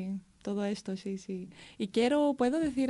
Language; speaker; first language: Spanish; non-native, fluent; Greek